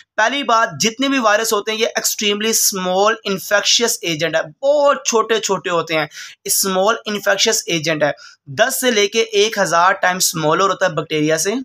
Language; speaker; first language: Urdu; non-native, local second language; Punjabi